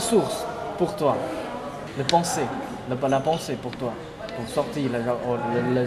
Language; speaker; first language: French; non-native, learner; Chinese